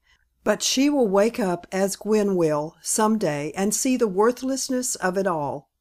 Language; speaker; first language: English; native; English